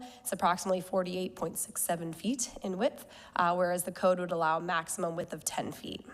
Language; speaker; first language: English; native; English